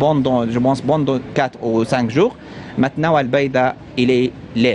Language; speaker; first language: French; non-native, learner; Arabic